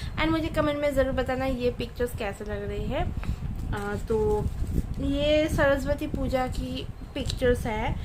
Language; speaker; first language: Hindi; non-native, local second language; Bangla